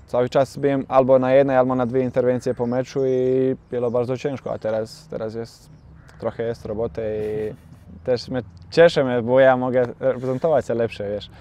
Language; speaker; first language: Polish; non-native, learner; Bosnian